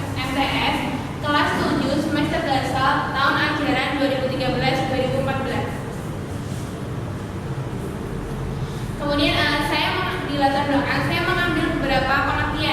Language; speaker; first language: Indonesian; native; Indonesian